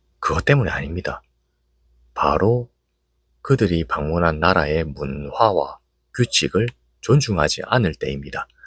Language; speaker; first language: Korean; native; Korean